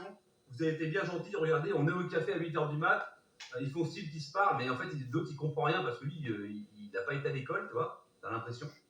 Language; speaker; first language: French; native; French